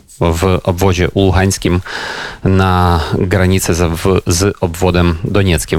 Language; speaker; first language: Polish; non-native, fluent; Ukrainian